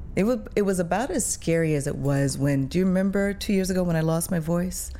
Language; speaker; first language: English; early bilingual, other home language; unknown